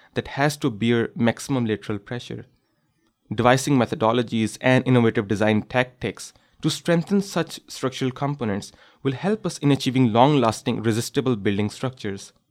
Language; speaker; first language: English; non-native, local second language; Urdu